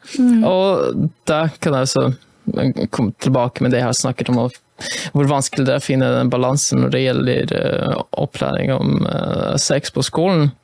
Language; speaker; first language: Norwegian; non-native, fluent; Polish